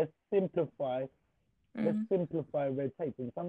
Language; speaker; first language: English; native; English